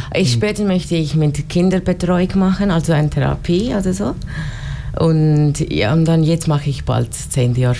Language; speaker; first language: German; non-native, learner; Tamil